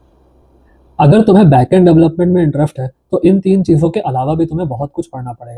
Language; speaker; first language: Hindi; native; Hindi